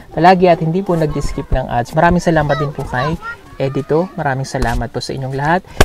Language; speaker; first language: Filipino; non-native, local second language; Cebuano